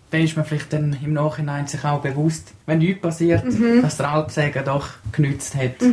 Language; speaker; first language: German; native; German